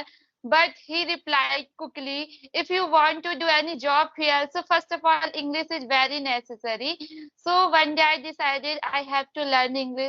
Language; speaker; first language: English; non-native, learner; Hindi